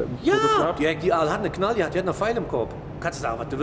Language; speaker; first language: German; native; German